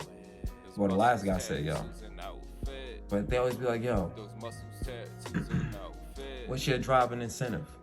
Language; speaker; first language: English; native; English